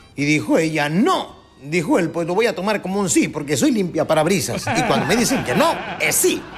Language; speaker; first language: Spanish; native; Spanish